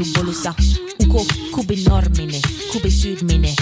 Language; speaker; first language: English; non-native, learner; Wolof